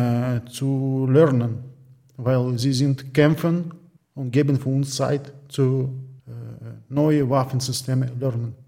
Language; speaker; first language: German; non-native, learner; Ukrainian